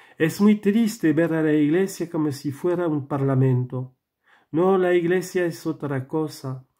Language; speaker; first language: Spanish; non-native, fluent; French